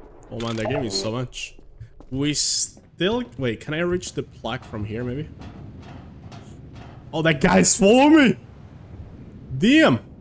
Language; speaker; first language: English; non-native, fluent; Spanish